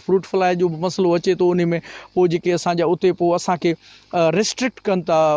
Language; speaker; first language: Sindhi; native; Sindhi